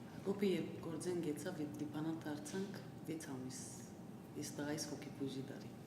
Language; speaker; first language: Armenian; early bilingual, heritage; Armenian